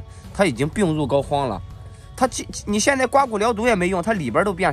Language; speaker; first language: Chinese; native; Chinese